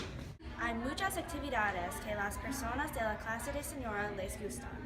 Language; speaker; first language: Spanish; non-native, learner; English